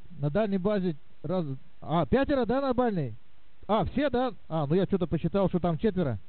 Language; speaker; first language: Russian; native; Russian